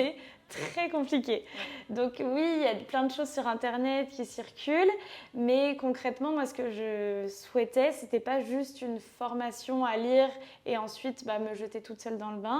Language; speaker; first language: French; native; French